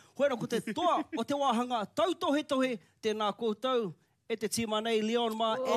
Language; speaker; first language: Māori; non-native, local second language; English